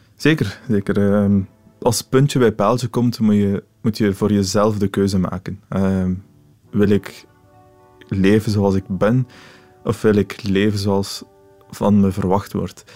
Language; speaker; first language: Dutch; early bilingual, other home language; Arabic